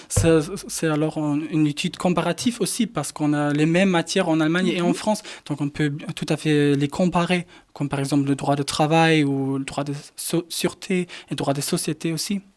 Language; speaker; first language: French; non-native, fluent; German